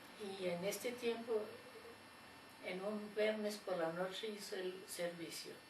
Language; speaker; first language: Spanish; non-native, fluent; German